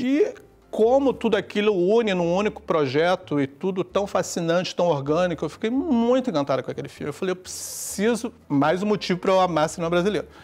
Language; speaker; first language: Portuguese; early bilingual, other home language; Chinese